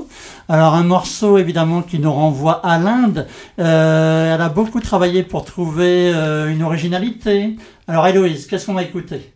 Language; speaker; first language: French; native; French